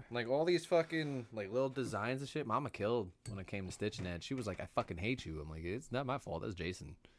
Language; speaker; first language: English; native; English